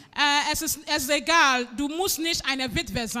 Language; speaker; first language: German; non-native, fluent; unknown